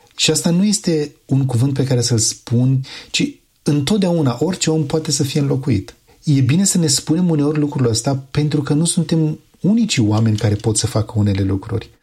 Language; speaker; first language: Romanian; native; Romanian